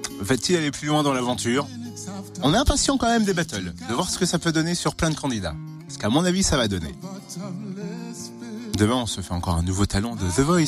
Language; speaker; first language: French; native; French